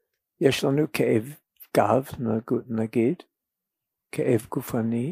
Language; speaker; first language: Hebrew; non-native, fluent; English